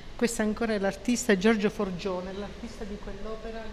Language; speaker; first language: Italian; native; Italian